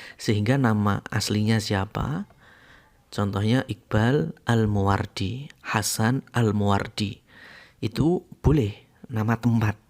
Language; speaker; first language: Indonesian; non-native, local second language; Javanese